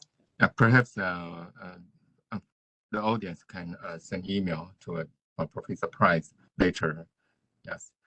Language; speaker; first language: English; non-native, fluent; Chinese